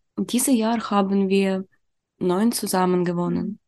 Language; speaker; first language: German; non-native, learner; Ukrainian